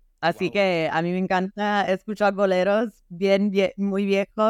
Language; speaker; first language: Spanish; non-native, fluent; English